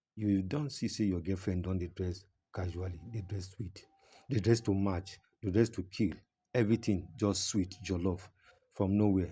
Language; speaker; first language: Nigerian Pidgin; non-native, local second language; Yoruba